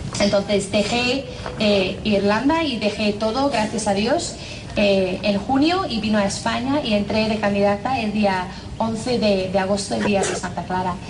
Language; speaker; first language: Spanish; non-native, fluent; English